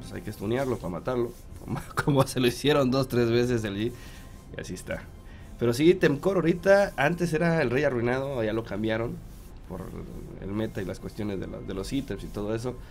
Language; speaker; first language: Spanish; native; Spanish